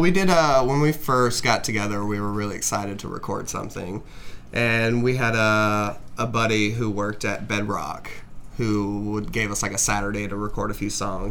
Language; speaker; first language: English; native; English